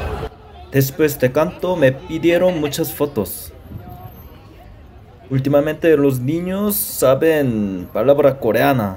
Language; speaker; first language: Spanish; non-native, learner; Korean